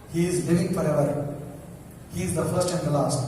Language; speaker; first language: English; non-native, local second language; Telugu